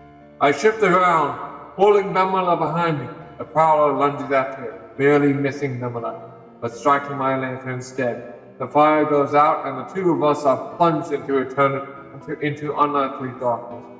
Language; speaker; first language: English; native; English